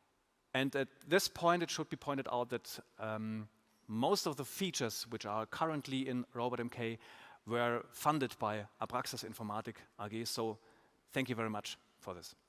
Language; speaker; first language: English; non-native, fluent; German